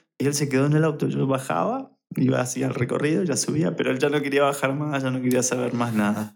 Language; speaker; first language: Spanish; native; Spanish